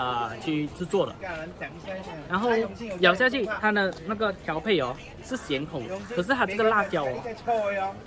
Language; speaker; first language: Chinese; native; Chinese